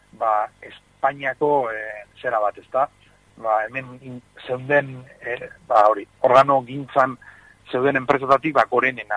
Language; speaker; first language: Basque; native; Basque